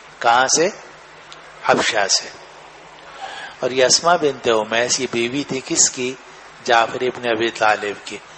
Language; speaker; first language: Urdu; native; Urdu